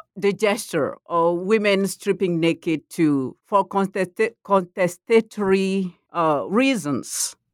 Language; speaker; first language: English; non-native, fluent; Mandingo